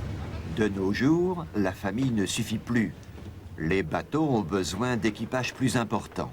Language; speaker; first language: French; native; French